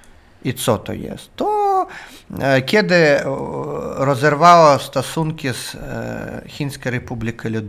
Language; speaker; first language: Polish; non-native, learner; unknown